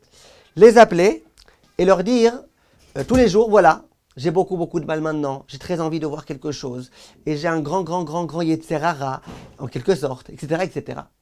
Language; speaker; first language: French; native; French